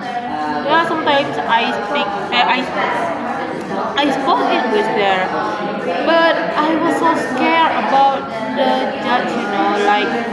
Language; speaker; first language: English; non-native, learner; Indonesian